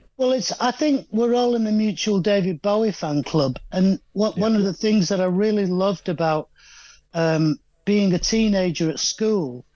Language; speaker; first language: English; native; English